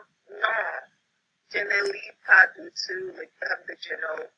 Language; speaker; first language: French; non-native, learner; English